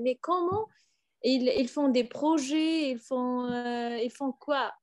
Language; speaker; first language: French; non-native, learner; Arabic